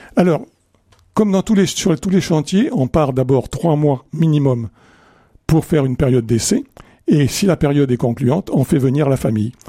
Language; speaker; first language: French; native; French